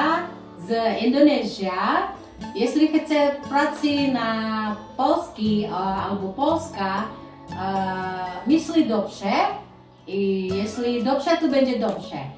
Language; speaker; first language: Polish; non-native, learner; Indonesian